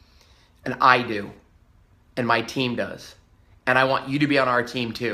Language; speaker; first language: English; native; English